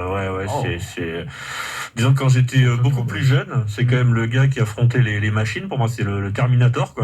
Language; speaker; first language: French; native; French